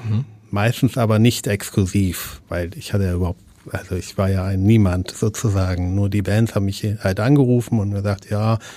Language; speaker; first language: German; native; German